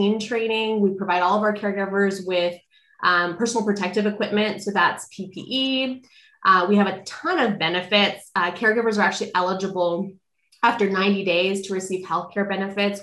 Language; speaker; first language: English; native; English